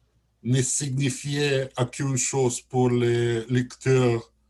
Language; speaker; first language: French; non-native, learner; Russian